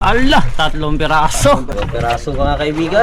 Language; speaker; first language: Filipino; non-native, local second language; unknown